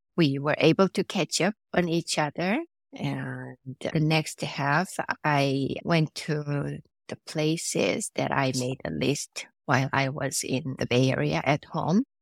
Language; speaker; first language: English; non-native, fluent; Korean